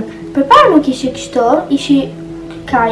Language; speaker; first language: Albanian; early bilingual, heritage; Albanian